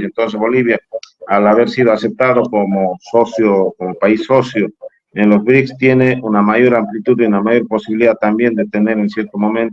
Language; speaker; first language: Spanish; native; Spanish